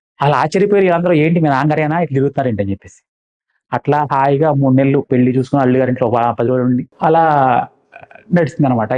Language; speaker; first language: Telugu; non-native, local second language; Malayalam